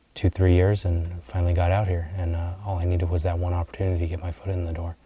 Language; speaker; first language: English; native; English